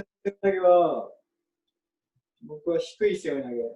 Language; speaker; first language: Japanese; native; Japanese